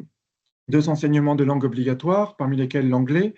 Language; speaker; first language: French; native; French